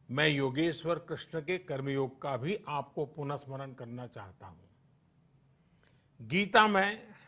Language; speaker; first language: Hindi; non-native, local second language; Gujarati